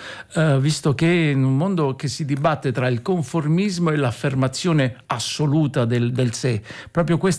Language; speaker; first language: Italian; native; Italian